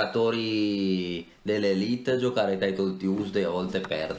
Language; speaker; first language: Italian; native; Italian